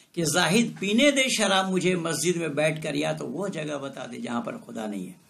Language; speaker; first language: Hindi; non-native, local second language; Bangla